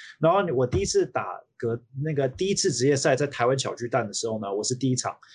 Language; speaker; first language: Chinese; early bilingual, heritage; Chinese